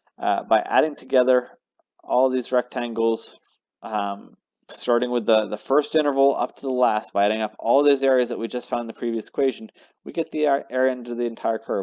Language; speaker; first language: English; native; English